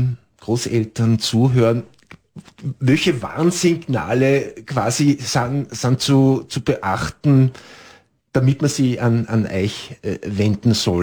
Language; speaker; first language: German; native; German